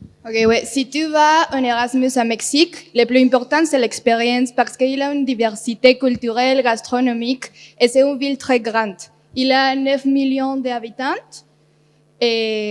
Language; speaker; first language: French; non-native, learner; Spanish